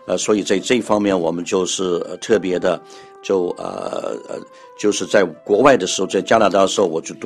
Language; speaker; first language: Chinese; non-native, local second language; Cantonese